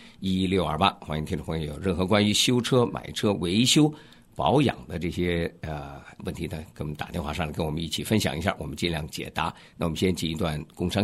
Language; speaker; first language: Chinese; native; Chinese